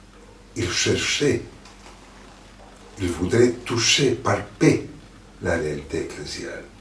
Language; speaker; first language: French; non-native, fluent; Greek